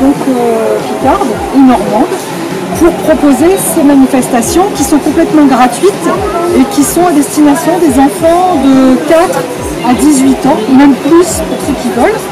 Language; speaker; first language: French; native; French